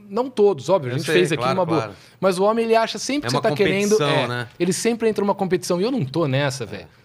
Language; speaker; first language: Portuguese; native; Portuguese